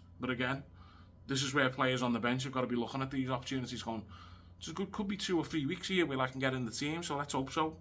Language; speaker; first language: English; native; English